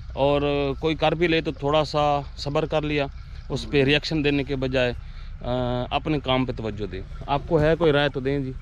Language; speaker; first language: Urdu; native; Urdu